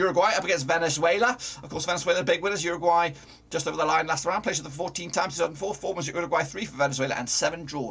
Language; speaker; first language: English; native; English